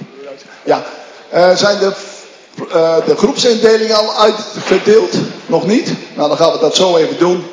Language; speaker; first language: Dutch; native; Dutch